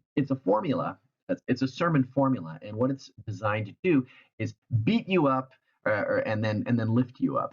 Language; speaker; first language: English; native; English